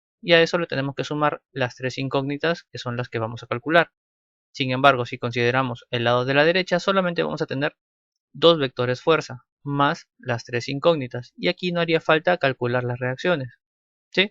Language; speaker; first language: Spanish; native; Spanish